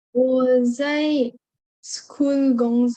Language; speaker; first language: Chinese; non-native, learner; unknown